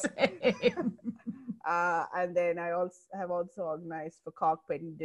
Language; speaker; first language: English; non-native, local second language; Malayalam